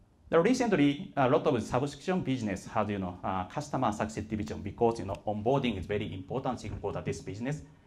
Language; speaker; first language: English; non-native, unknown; Japanese